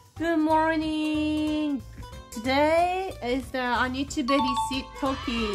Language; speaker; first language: English; non-native, learner; Japanese